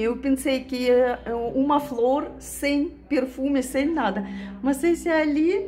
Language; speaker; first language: Portuguese; non-native, fluent; Russian